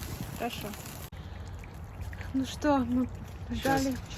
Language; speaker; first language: Russian; early bilingual, heritage; Russian